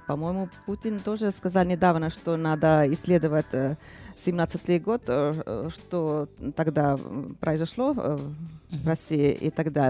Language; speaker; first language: Russian; non-native, fluent; Finnish